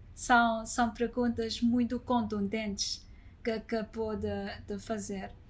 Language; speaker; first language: Portuguese; non-native, fluent; Chinese